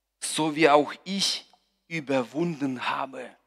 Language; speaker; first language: German; non-native, fluent; Russian